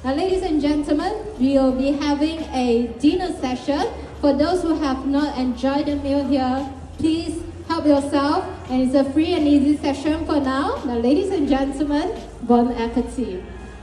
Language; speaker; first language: English; non-native, local second language; Chinese